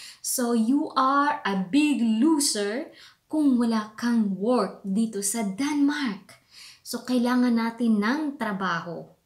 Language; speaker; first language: Filipino; native; Filipino